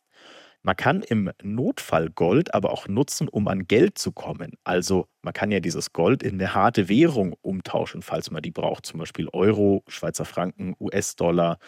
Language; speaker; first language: German; native; German